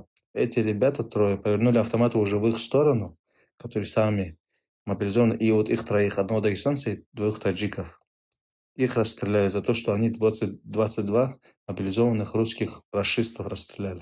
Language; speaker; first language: Russian; non-native, local second language; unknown